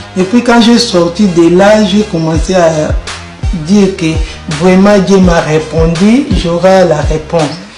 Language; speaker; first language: French; non-native, local second language; Lingala